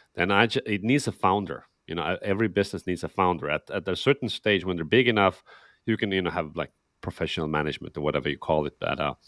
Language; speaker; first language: English; non-native, fluent; Estonian